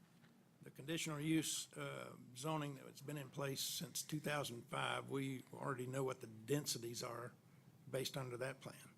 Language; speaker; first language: English; native; English